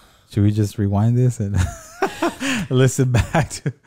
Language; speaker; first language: English; early bilingual, other home language; Spanish